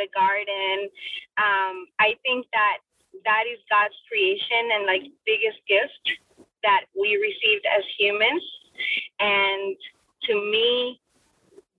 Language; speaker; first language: English; non-native, fluent; Spanish